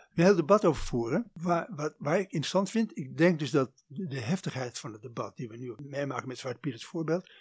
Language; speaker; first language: Dutch; native; Dutch